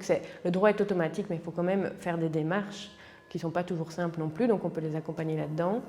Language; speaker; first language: French; native; French